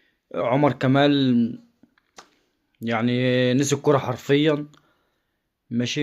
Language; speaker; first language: Arabic; native; Arabic